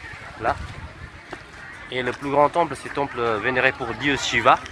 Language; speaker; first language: French; non-native, fluent; Indonesian